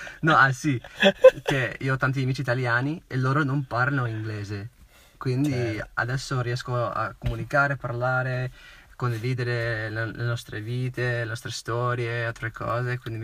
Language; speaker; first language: Italian; non-native, fluent; English